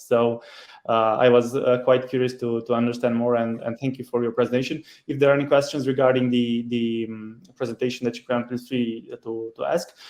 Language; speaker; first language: English; non-native, fluent; Romanian